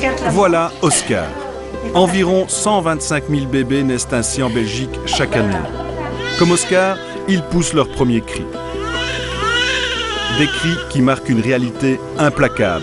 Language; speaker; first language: French; native; French